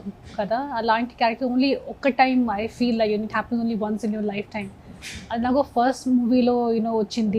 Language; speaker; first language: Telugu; non-native, local second language; Hindi